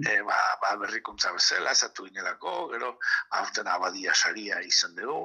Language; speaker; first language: Basque; native; Basque